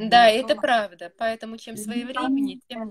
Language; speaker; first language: Russian; native; Russian